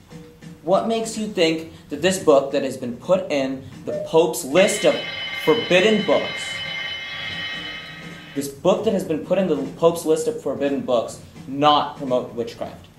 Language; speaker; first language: English; native; English